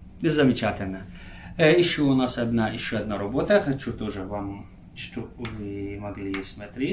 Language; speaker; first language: Russian; non-native, learner; Arabic